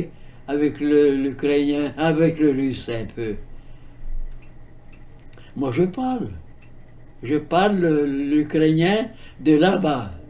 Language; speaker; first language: French; early bilingual, heritage; French